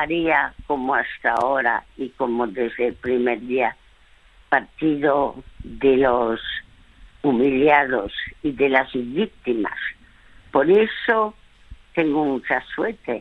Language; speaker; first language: Spanish; early bilingual, other home language; French